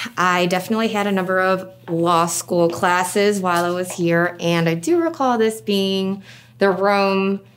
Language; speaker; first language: English; native; English